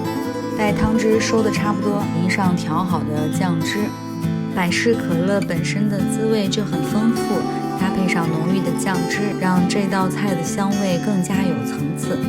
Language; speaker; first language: Chinese; native; Chinese